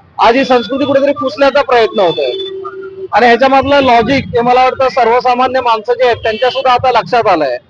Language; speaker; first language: Marathi; native; Marathi